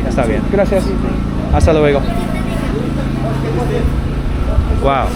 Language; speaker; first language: Spanish; non-native, learner; English